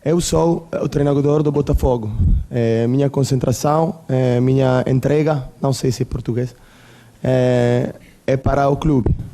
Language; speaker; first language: Portuguese; non-native, fluent; Italian